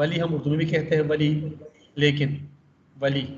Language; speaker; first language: Urdu; native; Urdu